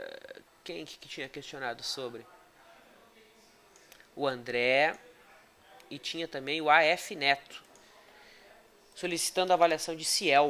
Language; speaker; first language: Portuguese; native; Portuguese